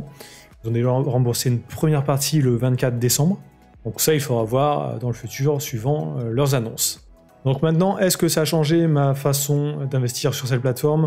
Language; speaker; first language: French; native; French